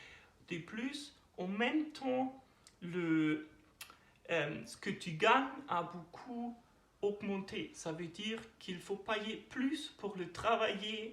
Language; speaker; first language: French; non-native, learner; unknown